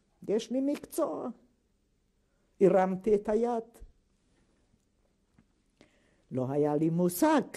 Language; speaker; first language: Hebrew; non-native, fluent; Hungarian